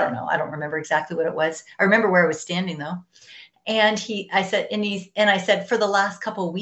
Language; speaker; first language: English; native; English